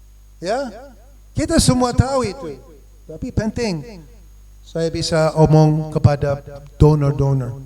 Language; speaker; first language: Indonesian; non-native, fluent; English